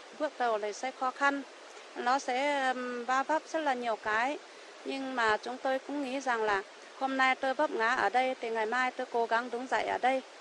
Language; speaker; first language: Vietnamese; non-native, local second language; Iu Mien